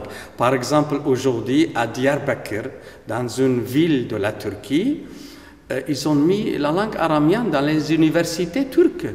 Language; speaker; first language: French; non-native, fluent; Aramaic